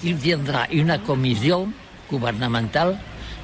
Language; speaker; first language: French; non-native, learner; Catalan